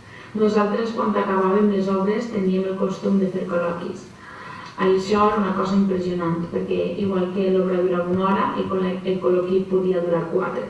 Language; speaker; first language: Catalan; native; Catalan